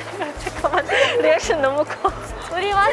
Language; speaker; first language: Korean; non-native, learner; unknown